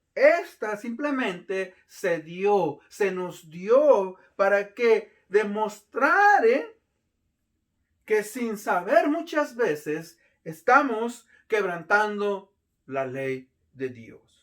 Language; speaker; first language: Spanish; native; Spanish